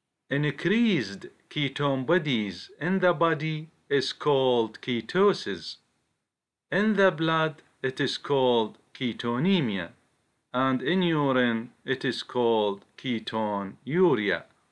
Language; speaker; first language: English; non-native, fluent; Arabic